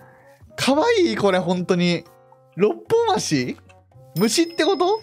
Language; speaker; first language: Japanese; native; Japanese